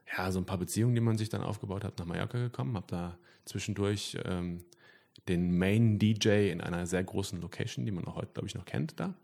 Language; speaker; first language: German; native; German